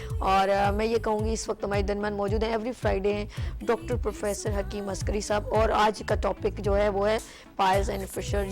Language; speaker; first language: Urdu; native; Urdu